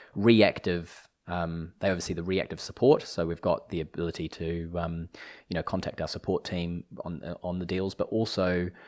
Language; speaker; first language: English; native; English